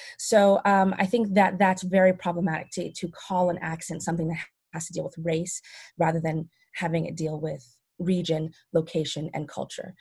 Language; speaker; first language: English; native; English